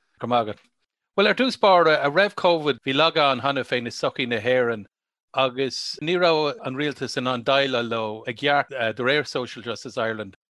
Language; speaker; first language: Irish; non-native, local second language; English